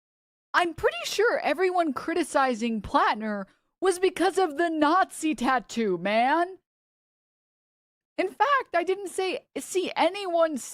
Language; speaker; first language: English; native; English